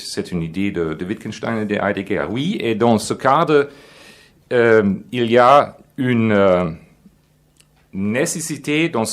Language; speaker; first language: French; non-native, fluent; German